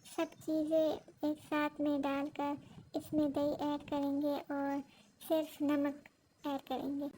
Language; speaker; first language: Urdu; non-native, local second language; Pashto